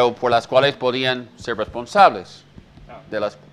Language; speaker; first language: Spanish; native; Spanish